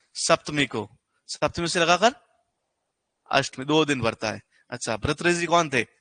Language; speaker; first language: Hindi; native; Hindi